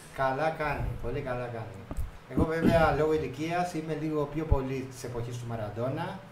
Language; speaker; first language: Greek; non-native, fluent; Spanish